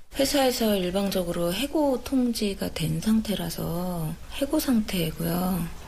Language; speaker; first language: Korean; native; Korean